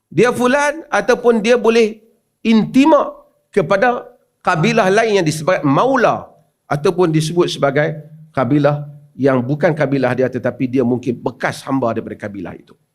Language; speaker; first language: Malay; native; Malay